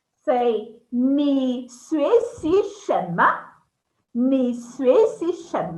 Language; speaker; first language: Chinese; non-native, fluent; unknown